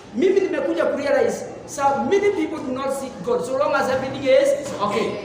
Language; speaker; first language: English; non-native, local second language; Swahili